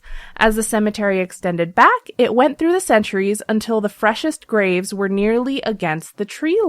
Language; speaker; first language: English; native; English